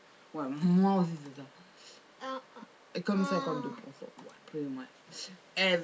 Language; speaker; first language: French; native; French